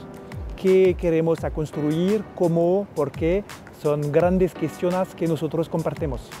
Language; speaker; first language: Spanish; non-native, fluent; French